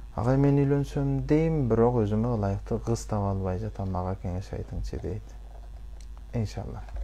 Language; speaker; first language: Kyrgyz; early bilingual, heritage; Kyrgyz